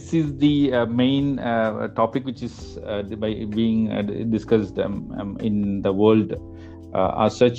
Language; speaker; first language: English; non-native, local second language; Malayalam